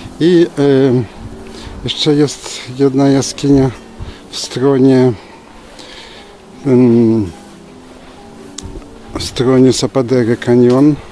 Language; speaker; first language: Polish; non-native, fluent; Turkish